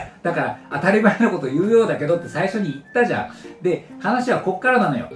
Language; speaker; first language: Japanese; native; Japanese